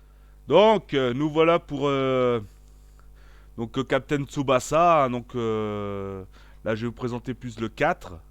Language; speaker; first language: French; native; French